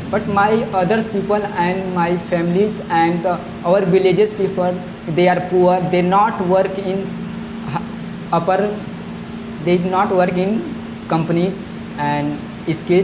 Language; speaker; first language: English; non-native, learner; Hindi